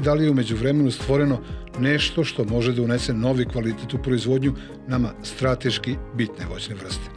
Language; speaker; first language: Serbian; native; Serbian